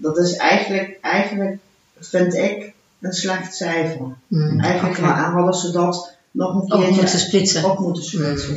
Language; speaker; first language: Dutch; early bilingual, heritage; Dutch